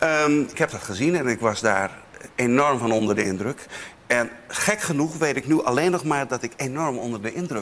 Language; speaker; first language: Dutch; native; Dutch